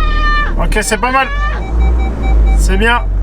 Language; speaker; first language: French; native; French